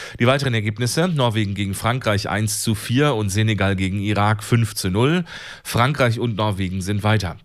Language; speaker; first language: German; native; German